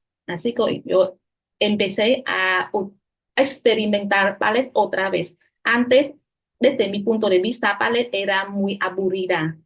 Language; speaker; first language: Spanish; non-native, fluent; Vietnamese